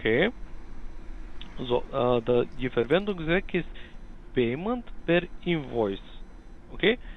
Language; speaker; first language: German; non-native, learner; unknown